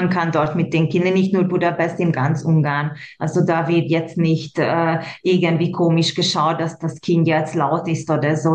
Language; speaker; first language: German; non-native, local second language; Hungarian